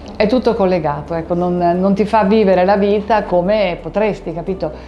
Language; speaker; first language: Italian; native; Italian